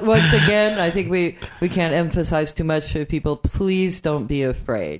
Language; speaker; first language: English; native; English